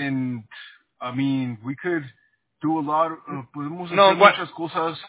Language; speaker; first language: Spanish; early bilingual, heritage; Spanish